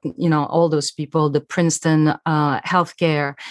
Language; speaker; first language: English; non-native, fluent; French